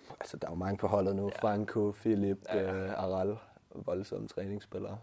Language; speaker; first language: Danish; native; Danish